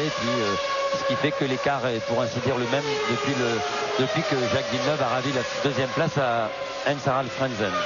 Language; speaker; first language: French; native; French